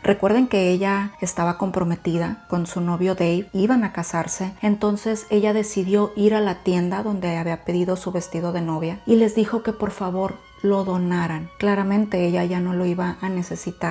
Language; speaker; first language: Spanish; native; Spanish